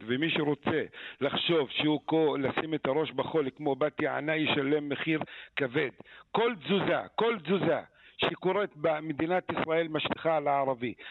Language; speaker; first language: Hebrew; non-native, local second language; Arabic